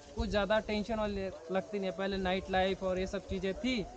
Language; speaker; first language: Hindi; native; Hindi